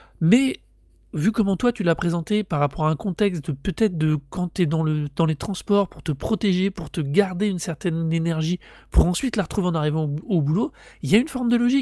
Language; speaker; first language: French; native; French